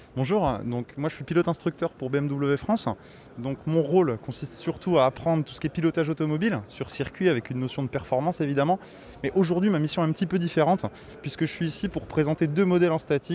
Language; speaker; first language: French; native; French